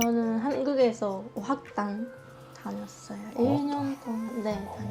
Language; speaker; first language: Korean; non-native, fluent; Japanese